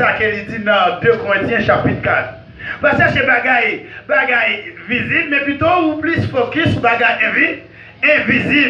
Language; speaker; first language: French; non-native, local second language; Haitian Creole